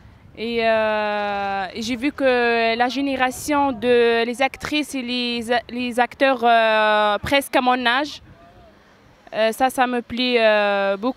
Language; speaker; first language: French; non-native, learner; Arabic